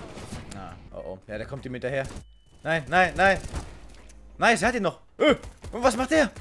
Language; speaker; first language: German; native; German